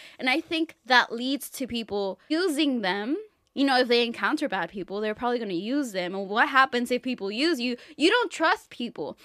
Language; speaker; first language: English; non-native, fluent; Spanish